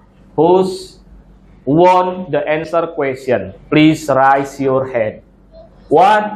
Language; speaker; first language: English; non-native, learner; Indonesian